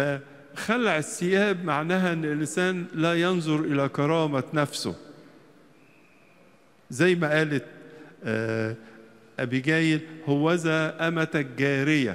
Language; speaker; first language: Arabic; native; Arabic